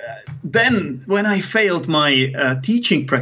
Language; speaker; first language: English; non-native, fluent; Czech